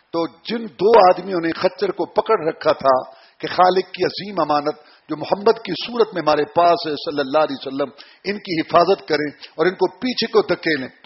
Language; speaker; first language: Urdu; non-native, local second language; Punjabi